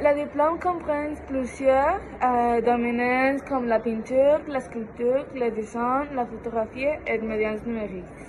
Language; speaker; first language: French; non-native, learner; Spanish